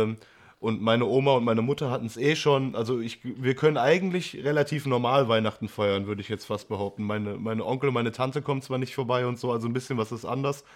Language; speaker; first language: German; native; German